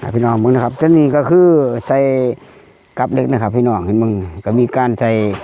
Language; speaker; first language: Thai; native; Thai